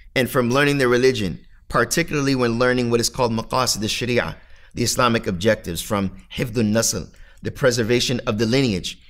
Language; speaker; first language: English; native; English